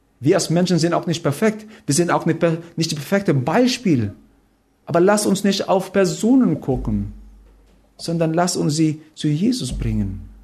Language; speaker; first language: German; non-native, fluent; Filipino